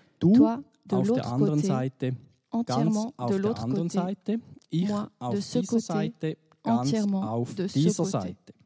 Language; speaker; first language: German; native; German